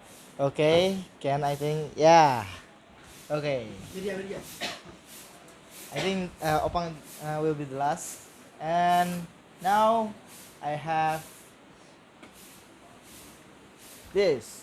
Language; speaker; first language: English; non-native, learner; Indonesian